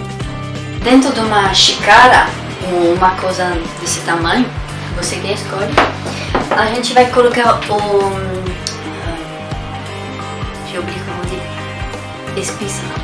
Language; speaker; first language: Portuguese; non-native, learner; French